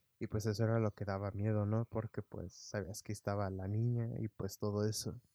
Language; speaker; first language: Spanish; early bilingual, heritage; Spanish